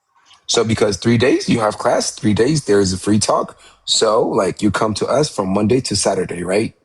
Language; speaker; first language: English; non-native, fluent; Amharic